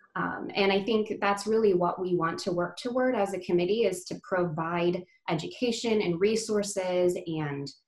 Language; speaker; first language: English; native; English